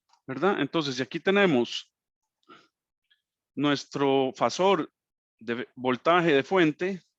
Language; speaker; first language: Spanish; native; Spanish